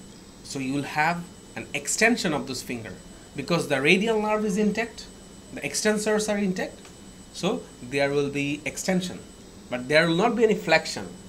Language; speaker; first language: English; non-native, local second language; Bangla